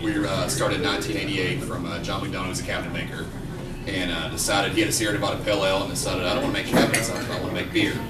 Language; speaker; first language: English; native; English